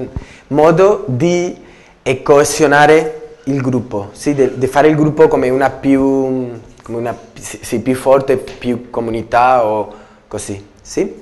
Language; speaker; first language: Italian; non-native, learner; Spanish